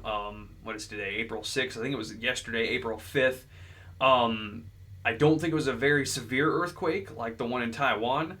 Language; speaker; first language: English; native; English